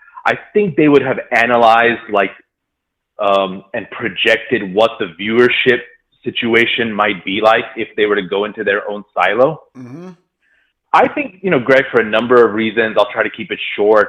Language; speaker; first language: English; native; English